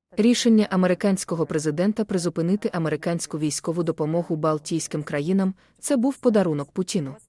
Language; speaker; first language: Ukrainian; native; Ukrainian